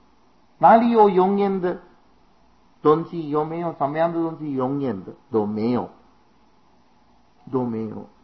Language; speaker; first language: Chinese; non-native, fluent; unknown